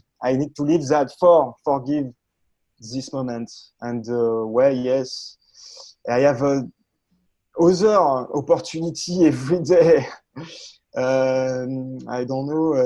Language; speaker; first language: English; non-native, learner; French